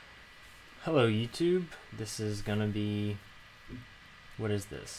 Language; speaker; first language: English; native; English